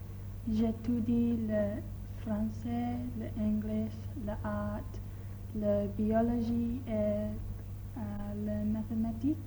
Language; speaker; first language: French; non-native, learner; English